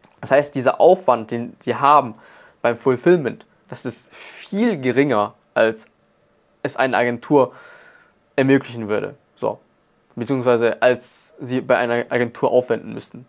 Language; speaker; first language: German; native; German